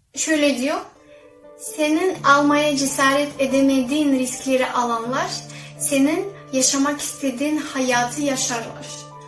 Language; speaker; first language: Turkish; non-native, fluent; Kazakh